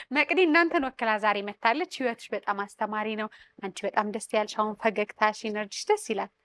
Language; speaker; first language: Amharic; native; Amharic